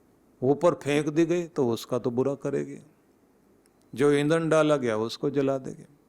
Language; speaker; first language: Hindi; native; Hindi